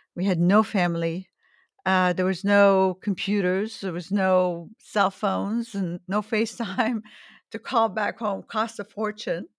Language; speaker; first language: English; early bilingual, other home language; Arabic